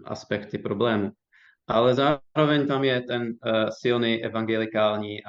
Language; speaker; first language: Czech; non-native, fluent; English